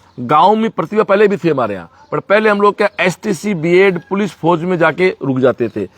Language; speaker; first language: Hindi; native; Hindi